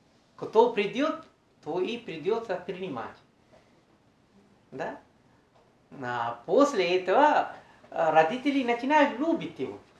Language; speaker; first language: Russian; non-native, learner; Sinhala